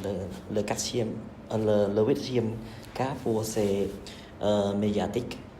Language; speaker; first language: French; non-native, learner; Khmer